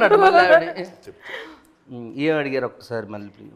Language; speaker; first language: Telugu; native; Telugu